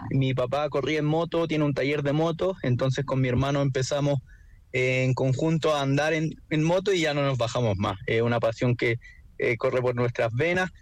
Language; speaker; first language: Spanish; native; Spanish